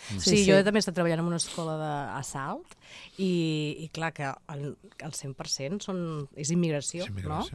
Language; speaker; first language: Catalan; non-native, local second language; Spanish